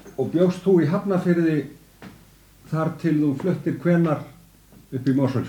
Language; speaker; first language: Icelandic; native; Icelandic